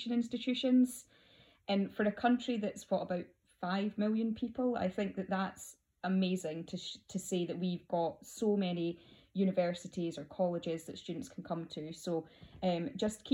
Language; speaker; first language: English; native; English